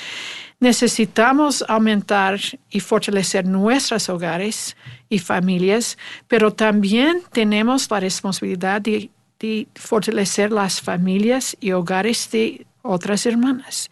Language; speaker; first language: Spanish; non-native, learner; English